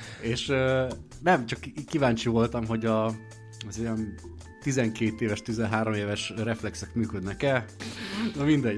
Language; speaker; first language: Hungarian; native; Hungarian